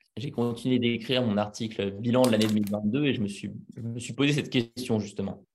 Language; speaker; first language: French; native; French